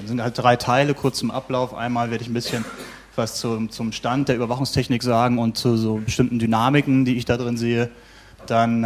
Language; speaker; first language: German; native; German